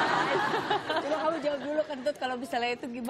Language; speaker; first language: Indonesian; native; Indonesian